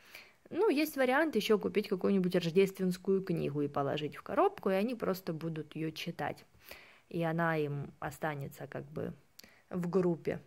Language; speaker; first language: Russian; native; Russian